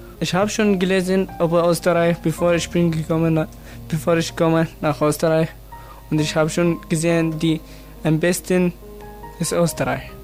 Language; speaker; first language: German; non-native, learner; Arabic